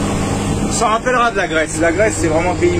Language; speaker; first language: French; native; French